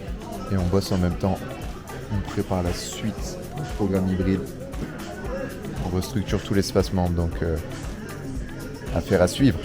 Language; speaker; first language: French; native; French